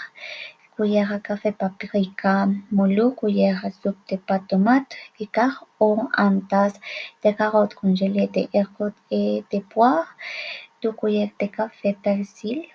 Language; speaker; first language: French; non-native, learner; Spanish